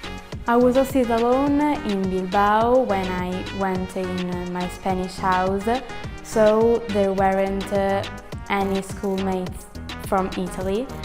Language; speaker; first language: English; non-native, learner; Italian